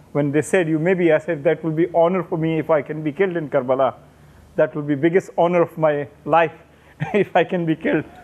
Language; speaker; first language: English; non-native, local second language; Urdu